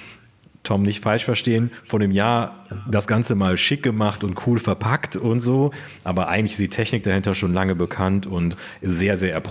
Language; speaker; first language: German; native; German